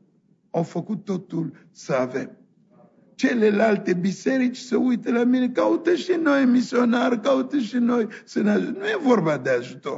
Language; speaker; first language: Romanian; non-native, fluent; French